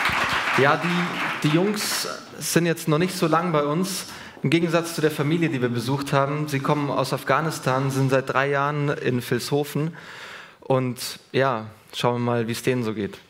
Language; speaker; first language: German; native; German